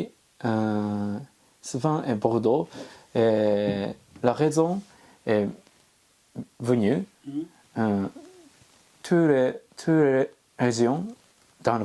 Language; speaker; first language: French; non-native, learner; Japanese